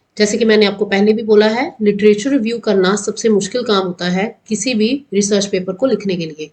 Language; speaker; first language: Hindi; native; Hindi